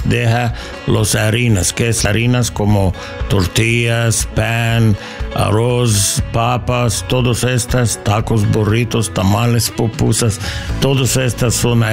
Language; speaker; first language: Spanish; non-native, learner; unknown